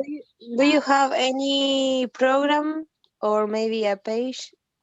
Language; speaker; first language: English; non-native, learner; Spanish